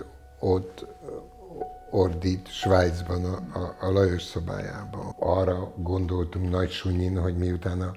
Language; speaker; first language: Hungarian; native; Hungarian